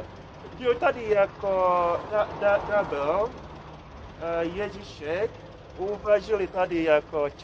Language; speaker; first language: Czech; non-native, learner; English